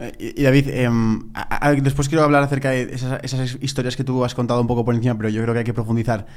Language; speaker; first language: Spanish; native; Spanish